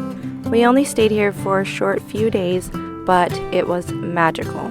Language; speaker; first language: English; native; English